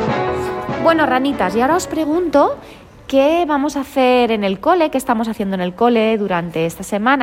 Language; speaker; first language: Spanish; native; Spanish